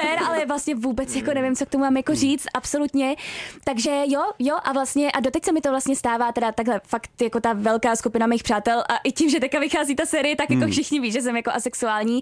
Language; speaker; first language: Czech; native; Czech